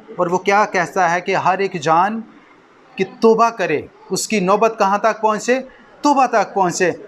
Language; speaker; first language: Urdu; non-native, local second language; Punjabi